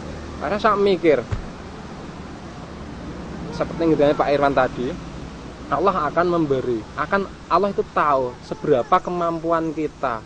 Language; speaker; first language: Indonesian; non-native, local second language; Javanese